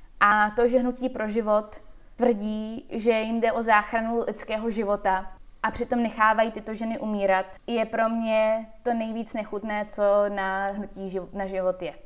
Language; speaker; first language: Czech; early bilingual, heritage; Czech